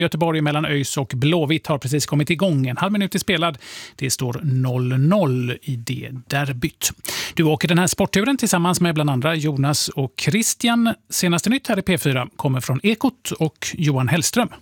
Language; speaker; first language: Swedish; native; Swedish